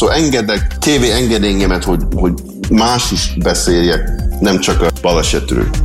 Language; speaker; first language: Hungarian; early bilingual, heritage; Hungarian